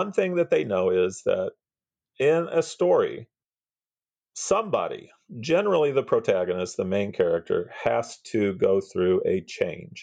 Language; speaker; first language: English; native; English